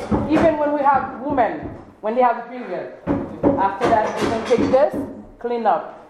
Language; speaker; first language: English; non-native, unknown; Haitian Creole